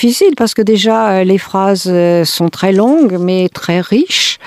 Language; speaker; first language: French; native; French